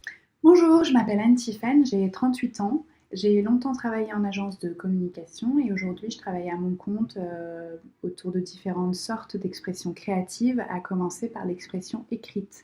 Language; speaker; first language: French; native; French